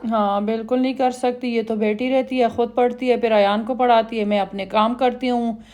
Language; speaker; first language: Urdu; native; Urdu